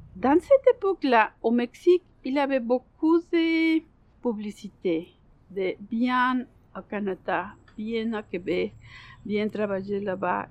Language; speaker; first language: French; non-native, learner; Spanish